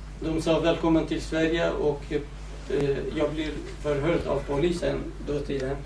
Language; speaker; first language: Swedish; non-native, fluent; Central Kurdish